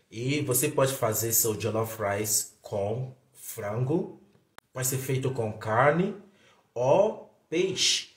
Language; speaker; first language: Portuguese; non-native, fluent; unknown